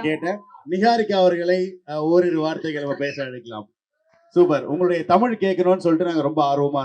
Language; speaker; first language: Tamil; native; Tamil